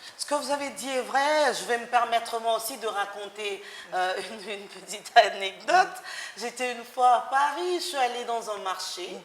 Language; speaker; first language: French; non-native, local second language; Lingala